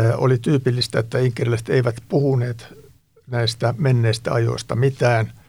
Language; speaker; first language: Finnish; native; Finnish